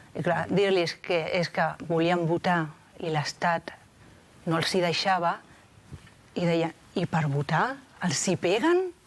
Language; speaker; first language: Catalan; non-native, local second language; Spanish